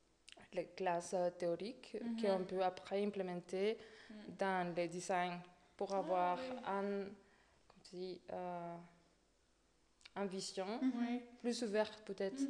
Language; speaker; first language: French; non-native, fluent; Spanish